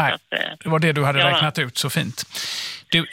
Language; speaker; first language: Swedish; native; Swedish